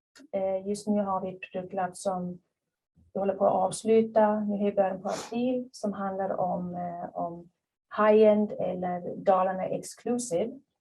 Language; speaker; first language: Swedish; native; Swedish